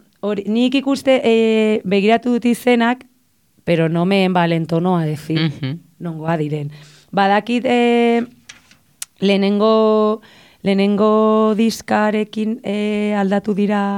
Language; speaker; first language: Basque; non-native, local second language; Spanish